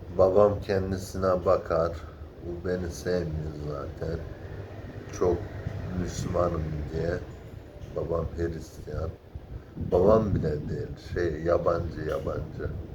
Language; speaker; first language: Turkish; early bilingual, heritage; Turkish